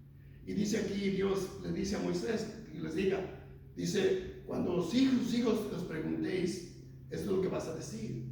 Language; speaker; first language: Spanish; native; Spanish